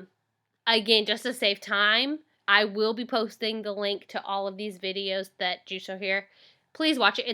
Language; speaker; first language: English; native; English